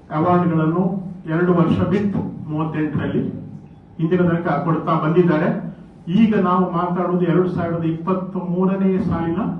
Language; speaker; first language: Kannada; non-native, local second language; Konkani